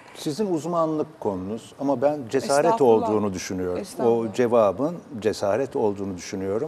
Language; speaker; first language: Turkish; native; Turkish